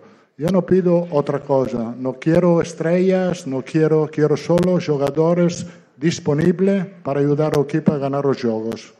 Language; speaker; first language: Portuguese; non-native, learner; Italian